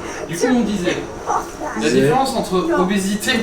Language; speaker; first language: French; native; French